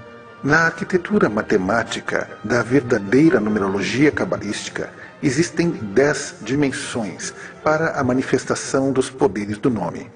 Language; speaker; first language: Portuguese; native; Portuguese